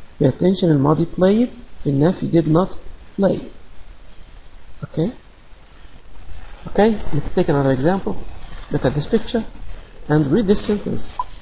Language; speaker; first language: English; non-native, fluent; Arabic